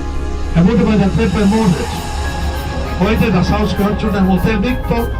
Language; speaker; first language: German; non-native, fluent; Spanish